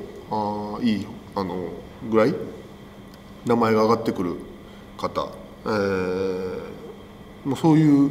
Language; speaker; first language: Japanese; native; Japanese